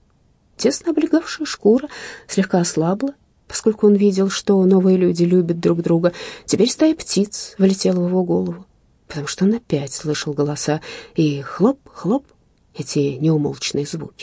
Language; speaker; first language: Russian; native; Russian